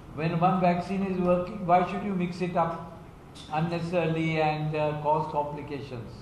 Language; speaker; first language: English; non-native, local second language; Marathi